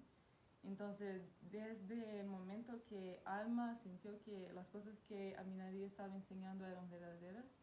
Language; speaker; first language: Spanish; non-native, fluent; Portuguese